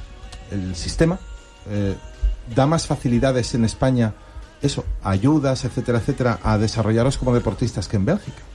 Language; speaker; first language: Spanish; native; Spanish